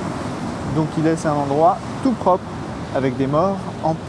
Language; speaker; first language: French; native; French